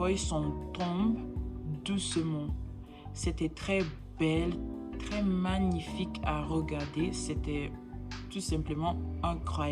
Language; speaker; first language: French; non-native, learner; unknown